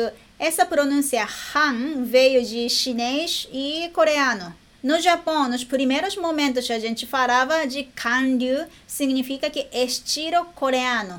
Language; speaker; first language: Portuguese; non-native, learner; Japanese